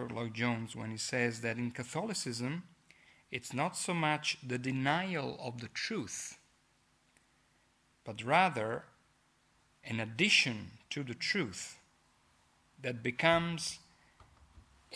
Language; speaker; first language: English; non-native, fluent; Italian